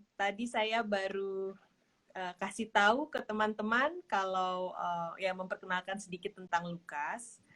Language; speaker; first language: Indonesian; native; Indonesian